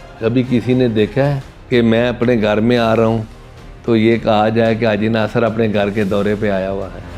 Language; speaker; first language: Urdu; non-native, local second language; Punjabi